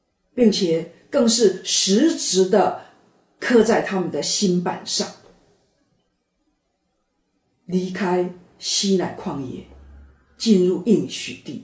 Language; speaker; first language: Chinese; native; Chinese